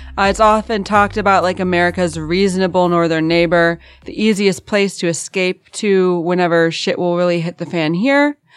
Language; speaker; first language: English; native; English